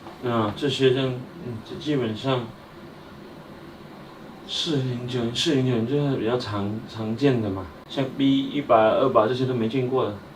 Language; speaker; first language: Chinese; native; Chinese